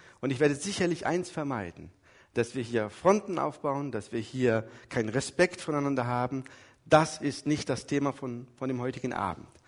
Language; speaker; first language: German; early bilingual, other home language; Turkish